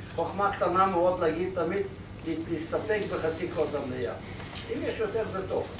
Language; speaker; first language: Hebrew; non-native, fluent; Polish